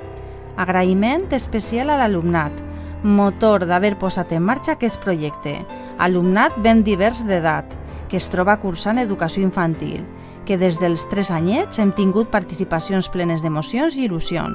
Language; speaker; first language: Catalan; native; Catalan